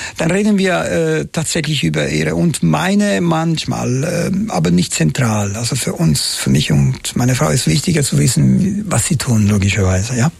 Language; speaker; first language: German; non-native, fluent; Italian